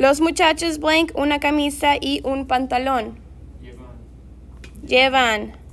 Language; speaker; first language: Spanish; non-native, fluent; English